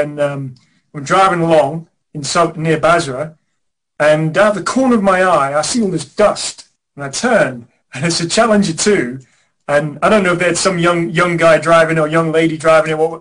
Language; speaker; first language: English; native; English